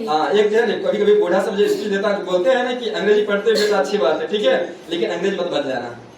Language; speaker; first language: Hindi; native; Hindi